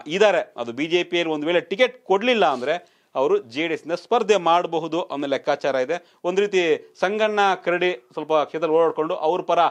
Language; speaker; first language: Kannada; native; Kannada